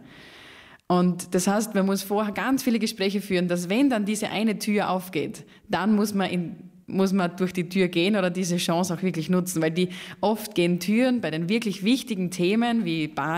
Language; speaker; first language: German; native; German